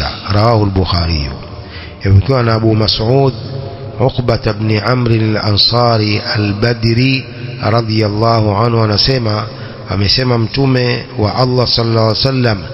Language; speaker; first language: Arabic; non-native, fluent; Swahili